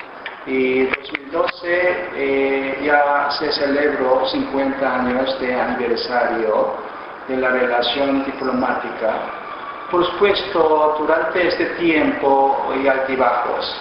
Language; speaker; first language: Spanish; non-native, fluent; Korean